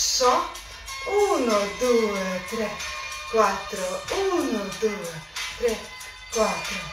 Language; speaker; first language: Italian; non-native, learner; Russian